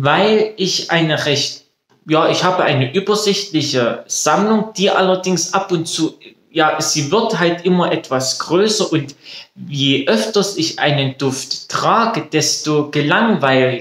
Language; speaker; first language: German; native; German